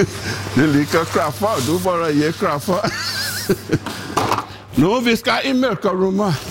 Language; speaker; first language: Norwegian; non-native, learner; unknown